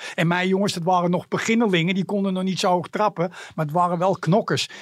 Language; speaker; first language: Dutch; native; Dutch